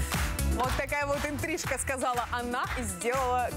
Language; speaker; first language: Russian; native; Russian